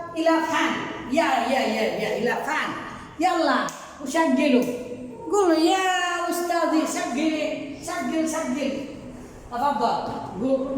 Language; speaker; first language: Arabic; non-native, fluent; Bangla